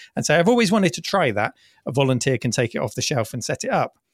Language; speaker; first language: English; native; English